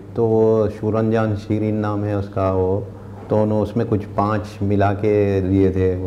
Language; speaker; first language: Hindi; non-native, local second language; Urdu